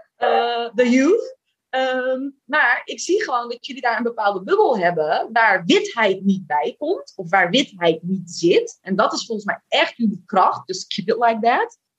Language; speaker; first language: Dutch; early bilingual, other home language; Turkish